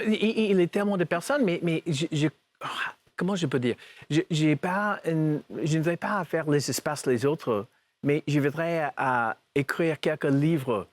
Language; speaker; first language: French; non-native, fluent; English